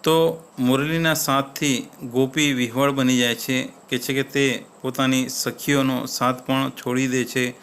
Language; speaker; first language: Hindi; non-native, local second language; Gujarati